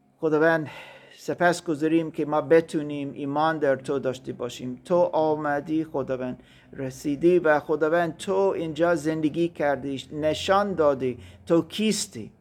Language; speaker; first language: Persian; non-native, learner; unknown